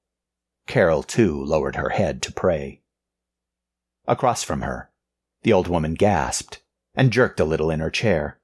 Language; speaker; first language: English; native; English